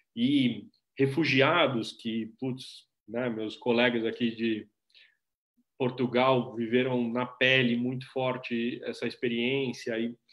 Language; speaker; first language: Portuguese; native; Portuguese